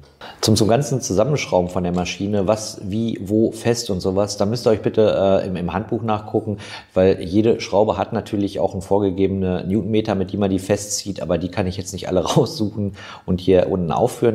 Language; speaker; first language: German; native; German